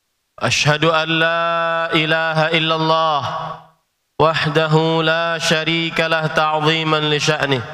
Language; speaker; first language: Arabic; non-native, fluent; Indonesian